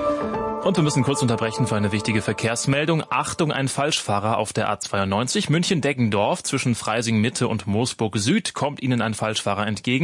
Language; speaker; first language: German; native; German